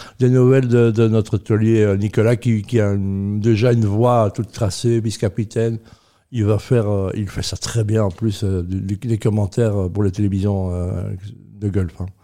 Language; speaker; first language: French; native; French